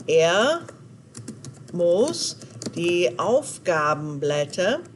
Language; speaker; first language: German; non-native, fluent; English